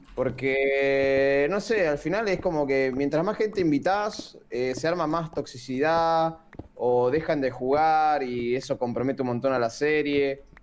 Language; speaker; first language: Spanish; native; Spanish